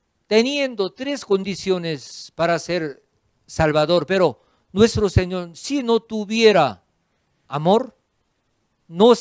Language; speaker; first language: Spanish; non-native, fluent; Korean